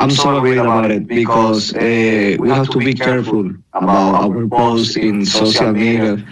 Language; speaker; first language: English; non-native, learner; Spanish